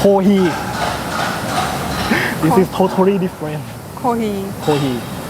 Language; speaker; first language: English; non-native, learner; Thai